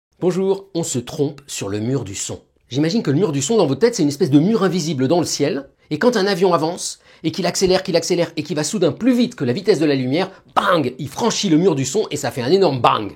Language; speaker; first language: French; native; French